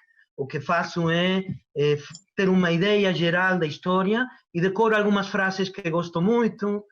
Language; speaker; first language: Portuguese; non-native, fluent; Spanish